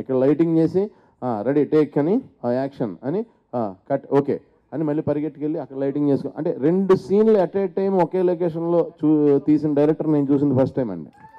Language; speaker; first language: Telugu; native; Telugu